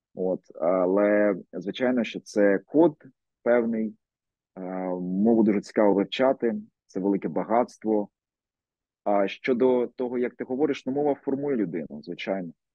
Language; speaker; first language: Ukrainian; native; Ukrainian